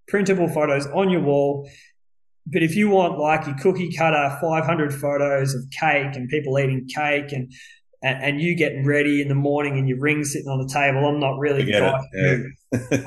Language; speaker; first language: English; native; English